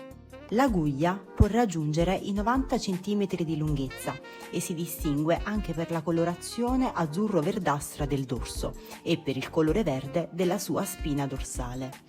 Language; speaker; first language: Italian; native; Italian